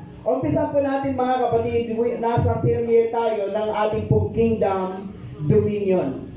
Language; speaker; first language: Filipino; non-native, local second language; Pampanga